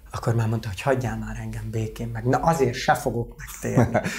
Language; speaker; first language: Hungarian; non-native, local second language; Romany